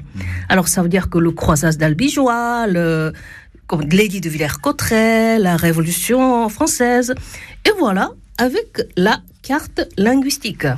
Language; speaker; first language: French; non-native, fluent; Japanese